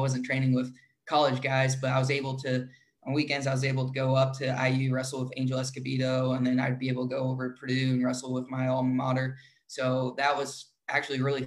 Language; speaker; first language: English; native; English